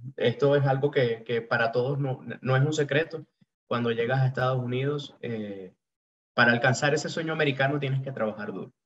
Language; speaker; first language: Spanish; native; Spanish